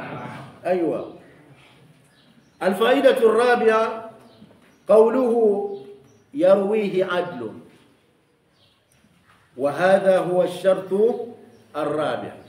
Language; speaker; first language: Arabic; non-native, fluent; Swahili